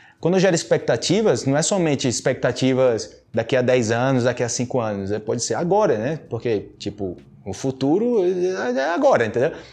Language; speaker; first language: Portuguese; native; Portuguese